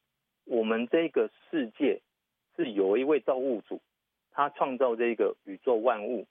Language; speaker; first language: Chinese; native; Chinese